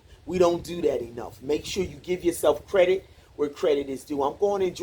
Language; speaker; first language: English; native; English